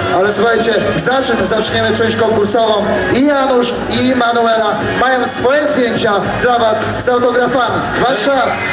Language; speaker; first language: Polish; native; Polish